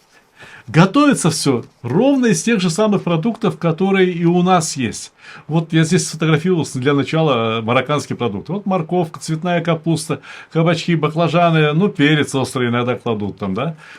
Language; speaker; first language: Russian; native; Russian